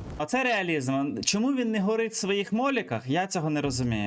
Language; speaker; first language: Ukrainian; native; Ukrainian